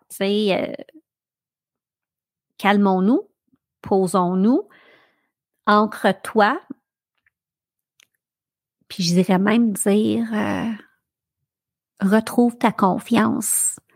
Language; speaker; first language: French; native; French